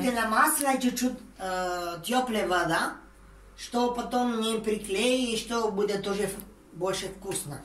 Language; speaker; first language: Russian; non-native, learner; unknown